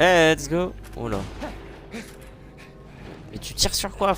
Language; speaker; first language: French; native; French